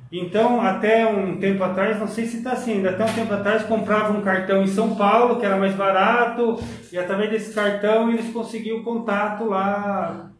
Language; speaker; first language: Portuguese; native; Portuguese